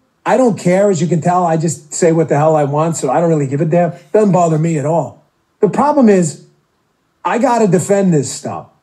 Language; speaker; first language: English; native; English